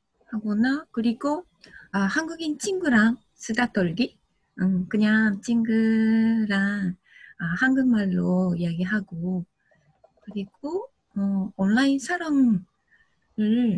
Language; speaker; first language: Korean; non-native, fluent; Japanese